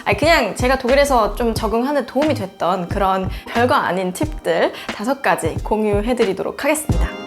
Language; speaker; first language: Korean; native; Korean